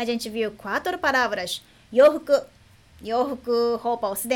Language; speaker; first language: Portuguese; non-native, fluent; Japanese